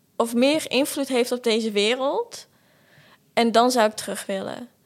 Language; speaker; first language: Dutch; early bilingual, other home language; Portuguese